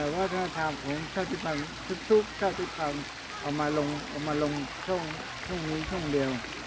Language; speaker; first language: Thai; non-native, local second language; Hmong